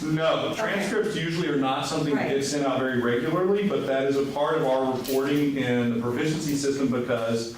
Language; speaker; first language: English; native; English